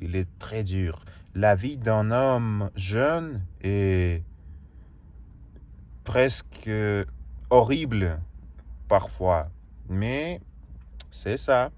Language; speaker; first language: French; non-native, learner; Russian